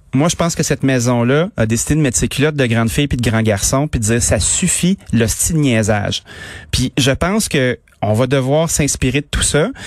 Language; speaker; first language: French; native; French